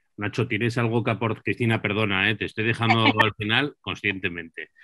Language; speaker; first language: Spanish; native; Spanish